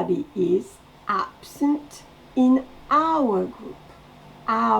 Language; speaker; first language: English; non-native, fluent; French